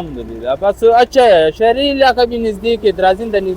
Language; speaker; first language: Hindi; non-native, local second language; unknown